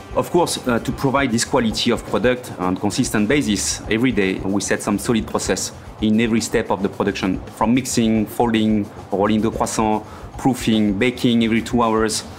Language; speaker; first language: English; non-native, fluent; French